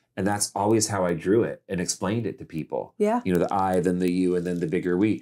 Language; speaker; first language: English; native; English